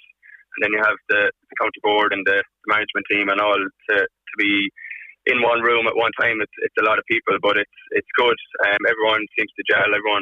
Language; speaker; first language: English; native; English